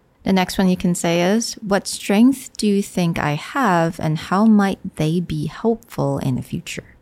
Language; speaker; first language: English; non-native, fluent; Chinese